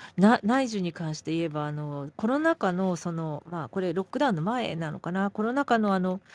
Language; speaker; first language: Japanese; native; Japanese